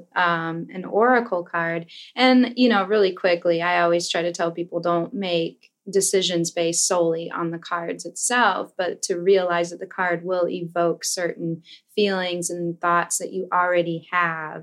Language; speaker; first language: English; native; English